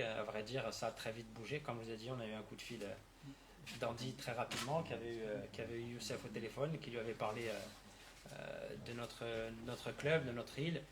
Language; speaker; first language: French; native; French